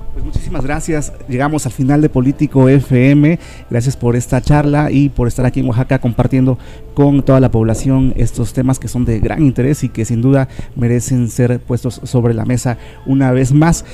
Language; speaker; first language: Spanish; native; Spanish